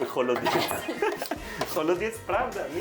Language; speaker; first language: Russian; non-native, learner; Spanish